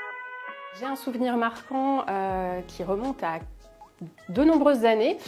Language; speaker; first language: French; native; French